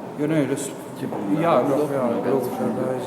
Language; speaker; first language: German; native; German